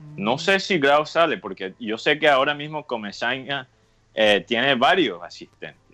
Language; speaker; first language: Spanish; non-native, fluent; English